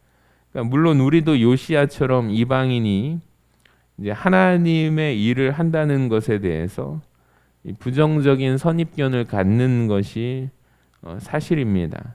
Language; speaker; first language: Korean; native; Korean